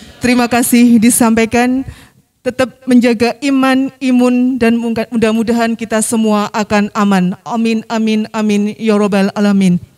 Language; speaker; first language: Indonesian; non-native, local second language; Javanese